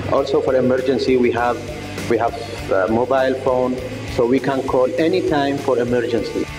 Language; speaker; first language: English; non-native, fluent; Arabic